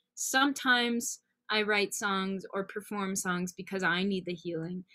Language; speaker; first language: English; native; English